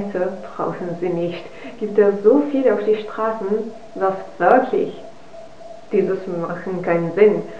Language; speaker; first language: German; non-native, learner; Italian